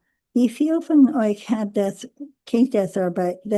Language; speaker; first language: German; non-native, learner; English